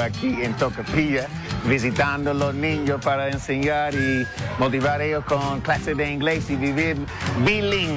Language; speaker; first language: Spanish; non-native, fluent; English